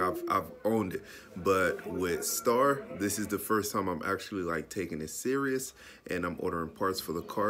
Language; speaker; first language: English; native; English